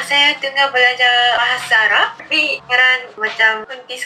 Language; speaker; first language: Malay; non-native, fluent; Japanese